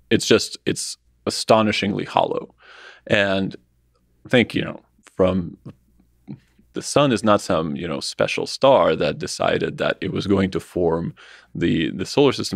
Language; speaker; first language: English; early bilingual, other home language; Russian